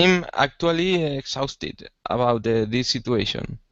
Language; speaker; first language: English; non-native, learner; Spanish